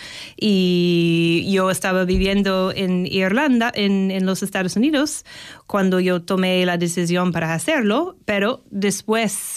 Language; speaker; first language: Spanish; non-native, learner; English